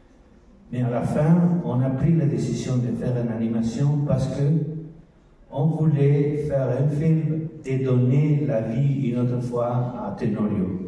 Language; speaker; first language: French; non-native, learner; Spanish